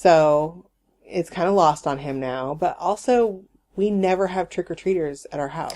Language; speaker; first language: English; native; English